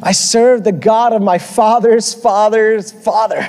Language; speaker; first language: English; early bilingual, other home language; Spanish